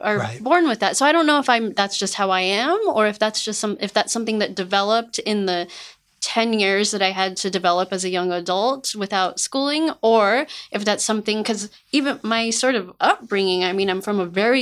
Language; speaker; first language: English; native; English